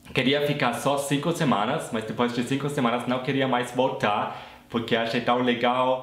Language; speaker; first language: English; non-native, fluent; German